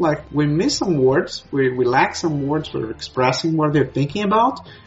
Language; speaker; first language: English; non-native, fluent; Portuguese